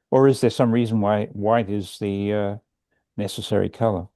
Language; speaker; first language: English; native; English